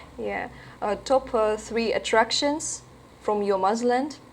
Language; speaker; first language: English; non-native, learner; Russian